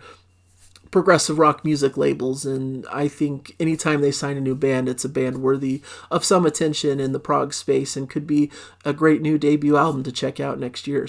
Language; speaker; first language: English; native; English